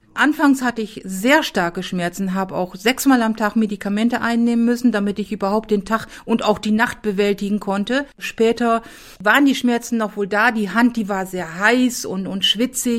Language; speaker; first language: German; native; German